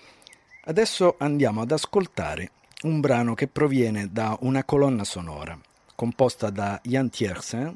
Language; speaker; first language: Italian; native; Italian